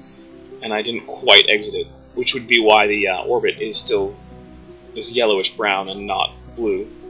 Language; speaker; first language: English; native; English